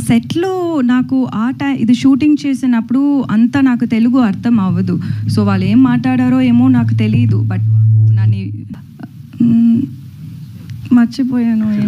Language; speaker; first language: Telugu; non-native, learner; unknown